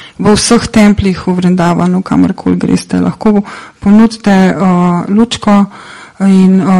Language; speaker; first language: Slovenian; native; Slovenian